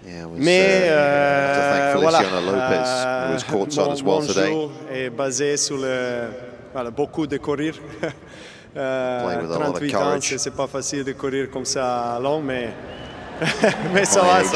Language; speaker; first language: French; non-native, fluent; Serbian